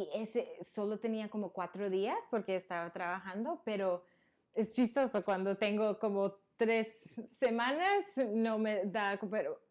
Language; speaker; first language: Spanish; early bilingual, heritage; Spanish